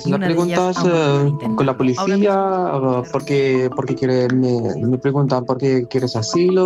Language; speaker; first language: Spanish; non-native, learner; Arabic